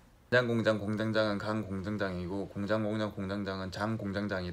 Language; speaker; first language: Korean; native; Korean